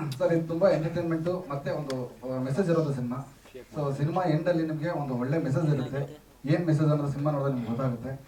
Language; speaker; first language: Kannada; native; Kannada